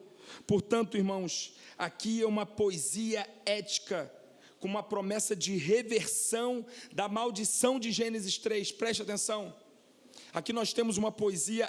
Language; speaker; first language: Portuguese; native; Portuguese